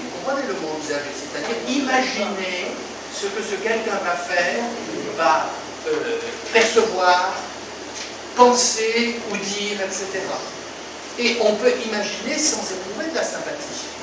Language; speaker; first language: French; native; French